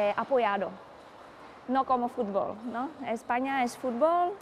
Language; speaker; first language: Spanish; non-native, fluent; Czech